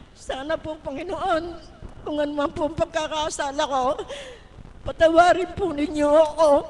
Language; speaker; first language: Filipino; native; Filipino